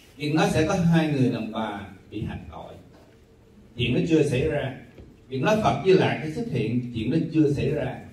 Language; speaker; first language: Vietnamese; native; Vietnamese